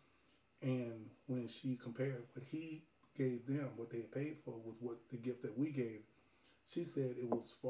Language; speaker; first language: English; native; English